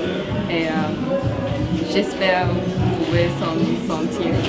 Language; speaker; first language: French; non-native, learner; Chinese